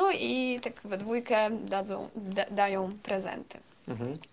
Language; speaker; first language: Polish; non-native, fluent; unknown